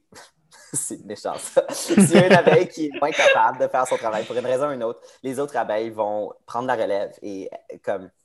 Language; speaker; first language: French; native; French